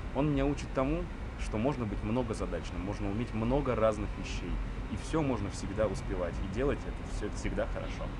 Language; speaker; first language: Russian; native; Russian